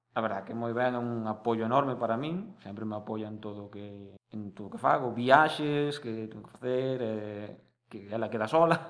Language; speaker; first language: Galician; native; Galician